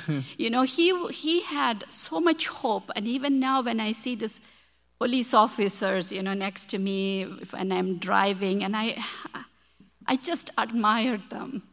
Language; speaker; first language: English; non-native, local second language; Malayalam